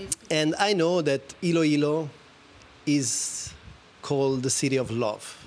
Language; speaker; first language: English; non-native, fluent; Italian